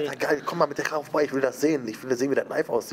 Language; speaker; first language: German; native; German